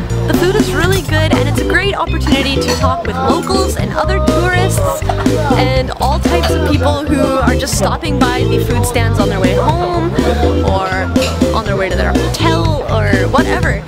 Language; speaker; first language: English; native; English